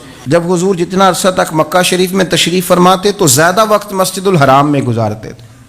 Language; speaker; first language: Urdu; native; Urdu